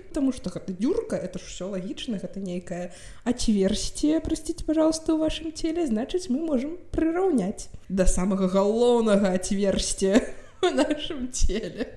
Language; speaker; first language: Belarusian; non-native, local second language; Russian